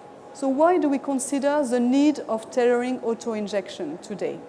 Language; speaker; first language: English; non-native, fluent; French